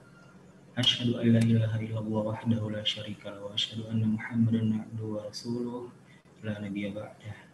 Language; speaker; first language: Indonesian; native; Indonesian